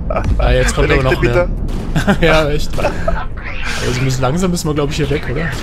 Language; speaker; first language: German; native; German